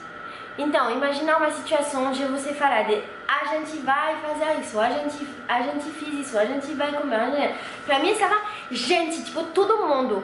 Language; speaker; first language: Portuguese; non-native, fluent; French